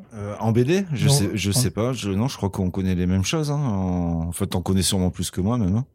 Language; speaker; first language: French; native; French